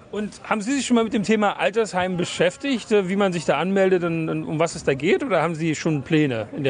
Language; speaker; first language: German; native; German